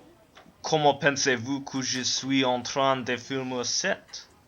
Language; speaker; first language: French; non-native, learner; English